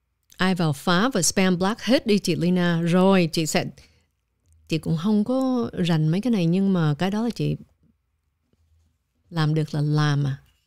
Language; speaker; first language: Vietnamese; early bilingual, heritage; Vietnamese